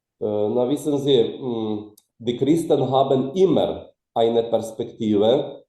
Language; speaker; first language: German; non-native, fluent; Ukrainian